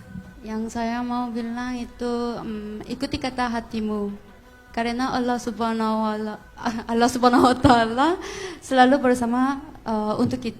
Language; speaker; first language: Indonesian; non-native, fluent; Korean